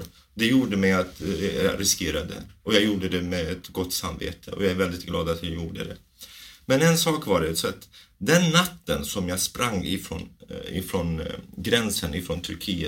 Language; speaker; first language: Swedish; non-native, fluent; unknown